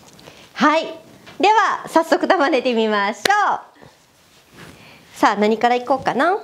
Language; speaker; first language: Japanese; native; Japanese